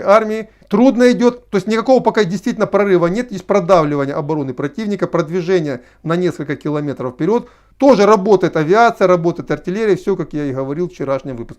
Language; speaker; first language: Russian; native; Russian